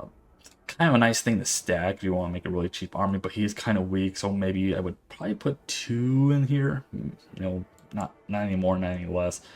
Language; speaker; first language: English; native; English